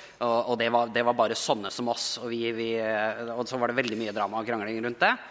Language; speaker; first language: Norwegian; native; Norwegian